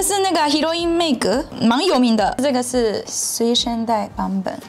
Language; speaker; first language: Chinese; non-native, fluent; Japanese